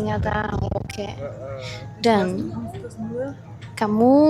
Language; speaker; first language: Indonesian; non-native, learner; Czech